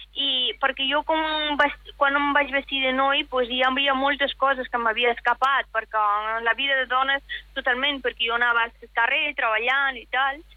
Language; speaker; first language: Catalan; non-native, fluent; Persian